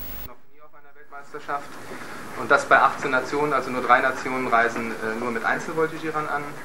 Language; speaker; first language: German; native; German